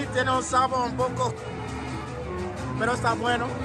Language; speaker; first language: Spanish; non-native, learner; English